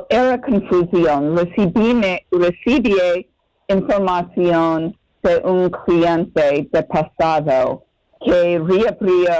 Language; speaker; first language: Spanish; non-native, fluent; English